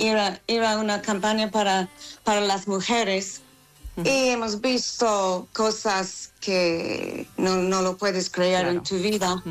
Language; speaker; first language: Spanish; non-native, learner; English